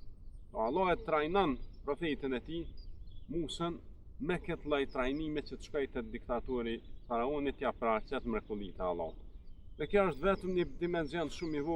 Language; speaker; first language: Albanian; native; Albanian